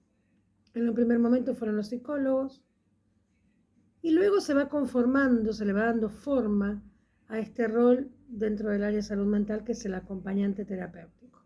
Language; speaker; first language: Spanish; native; Spanish